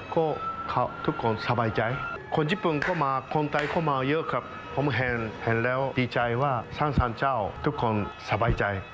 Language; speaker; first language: Thai; non-native, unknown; Japanese